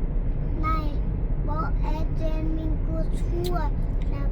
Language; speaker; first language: Danish; early bilingual, other home language; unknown